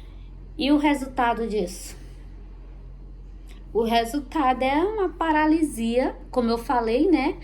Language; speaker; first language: Portuguese; native; Portuguese